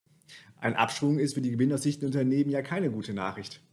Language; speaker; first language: German; native; German